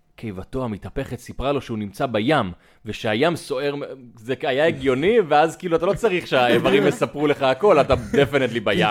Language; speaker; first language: Hebrew; native; Hebrew